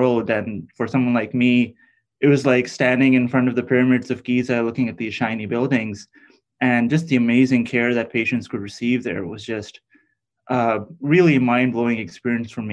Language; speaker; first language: English; non-native, local second language; Urdu